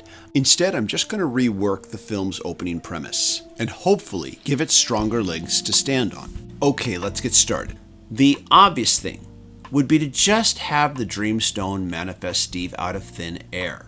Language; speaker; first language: English; native; English